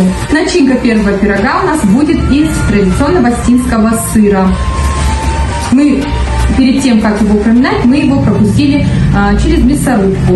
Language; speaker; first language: Russian; native; Russian